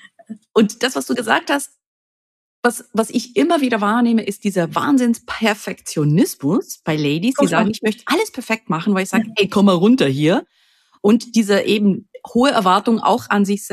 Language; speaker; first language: German; native; German